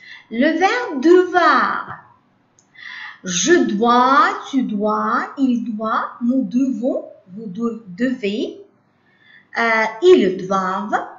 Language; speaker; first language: French; non-native, learner; Uzbek